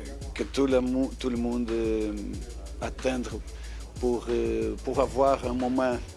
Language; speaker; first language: French; non-native, fluent; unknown